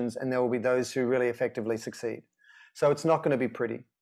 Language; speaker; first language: English; native; English